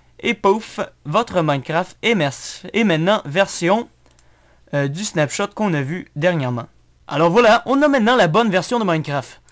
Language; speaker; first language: French; native; French